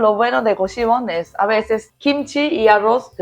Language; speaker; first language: Spanish; non-native, learner; Korean